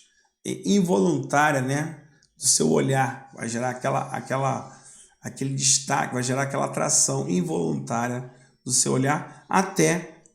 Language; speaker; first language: Portuguese; native; Portuguese